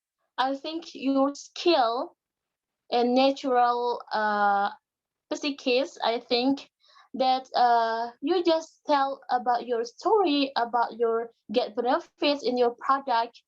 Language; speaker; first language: English; non-native, learner; Indonesian